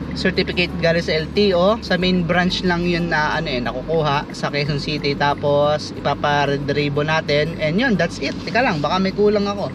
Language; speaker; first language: Filipino; native; Filipino